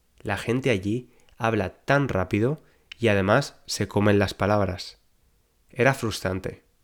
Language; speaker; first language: Spanish; native; Spanish